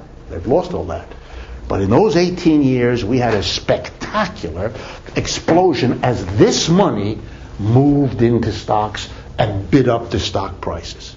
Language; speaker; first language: English; native; English